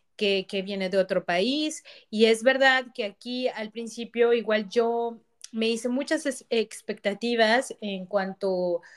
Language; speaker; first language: Spanish; native; Spanish